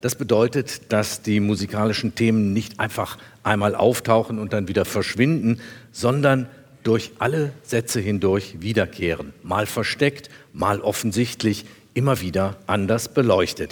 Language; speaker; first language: German; native; German